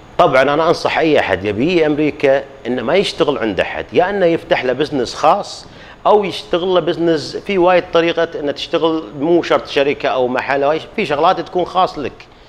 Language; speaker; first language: Arabic; native; Arabic